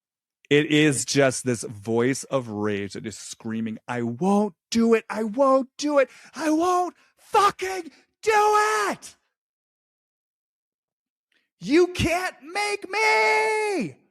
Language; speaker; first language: English; native; English